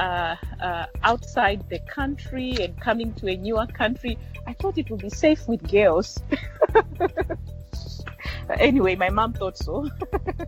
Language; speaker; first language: English; non-native, local second language; Shona